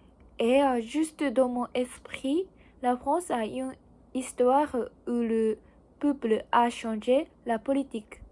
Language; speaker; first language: French; non-native, learner; Japanese